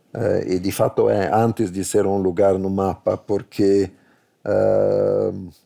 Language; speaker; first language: Portuguese; non-native, fluent; Italian